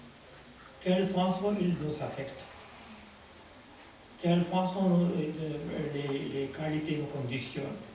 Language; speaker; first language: French; non-native, fluent; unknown